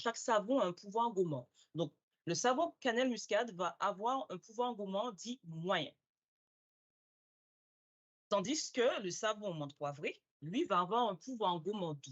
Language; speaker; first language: French; native; French